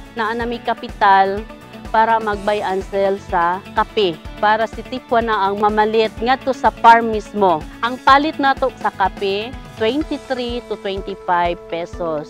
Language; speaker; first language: Cebuano; non-native, local second language; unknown